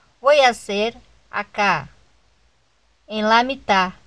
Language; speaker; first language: Spanish; non-native, learner; Portuguese